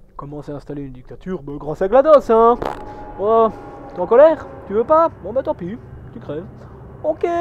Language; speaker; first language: French; native; French